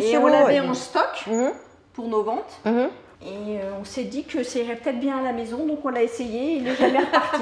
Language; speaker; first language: French; native; French